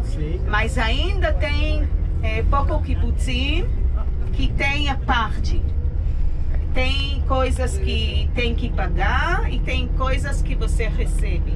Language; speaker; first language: Portuguese; non-native, learner; Hebrew